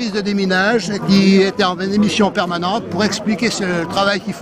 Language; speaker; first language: French; native; French